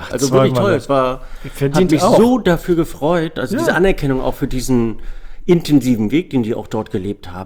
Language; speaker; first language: German; native; German